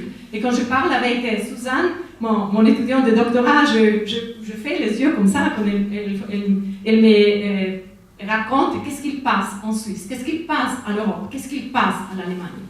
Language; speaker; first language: French; non-native, fluent; Spanish